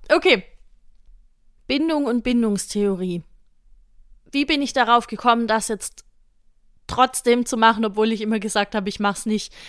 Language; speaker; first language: German; native; German